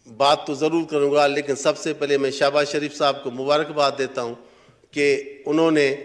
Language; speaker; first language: Urdu; non-native, local second language; Sindhi